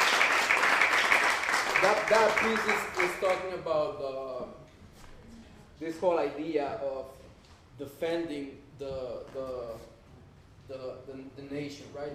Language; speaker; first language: English; non-native, fluent; Spanish